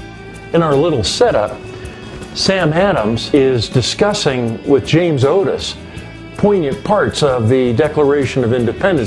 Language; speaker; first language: English; native; English